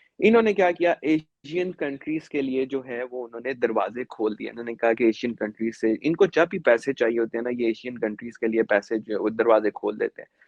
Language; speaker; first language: Urdu; native; Urdu